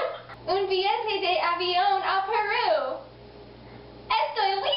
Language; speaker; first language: Spanish; non-native, learner; English